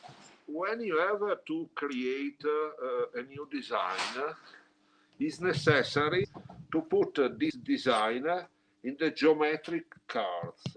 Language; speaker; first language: English; non-native, learner; Italian